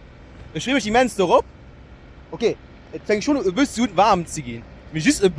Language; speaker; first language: German; non-native, local second language; Luxembourgish